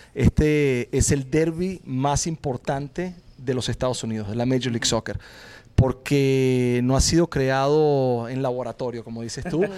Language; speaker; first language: Spanish; native; Spanish